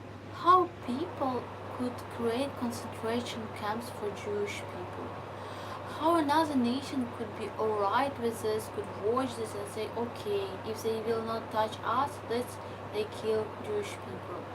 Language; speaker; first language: English; non-native, learner; Ukrainian